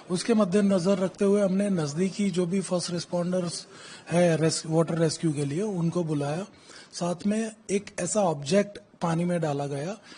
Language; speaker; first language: Hindi; non-native, local second language; Gujarati